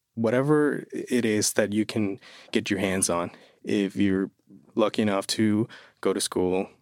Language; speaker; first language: English; non-native, fluent; Spanish